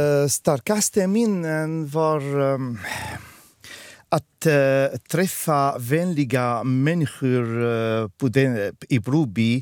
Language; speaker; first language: Swedish; non-native, fluent; Arabic